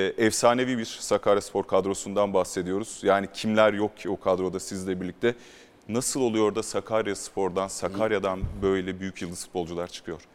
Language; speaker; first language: Turkish; native; Turkish